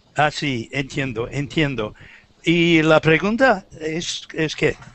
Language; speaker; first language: Spanish; non-native, learner; English